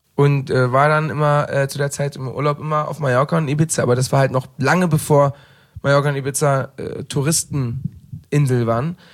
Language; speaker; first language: German; early bilingual, heritage; German